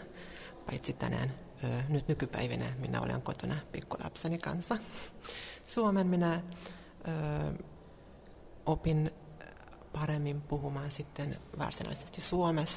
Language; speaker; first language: Finnish; non-native, fluent; Hungarian